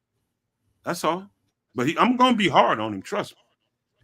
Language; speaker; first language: English; native; English